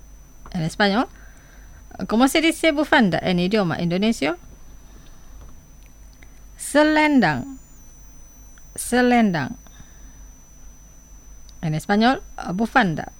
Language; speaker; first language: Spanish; non-native, fluent; Indonesian